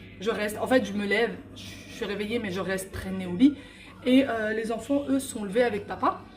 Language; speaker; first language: French; early bilingual, other home language; Arabic